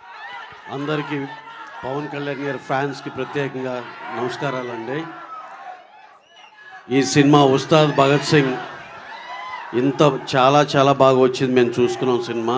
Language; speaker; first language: Telugu; native; Telugu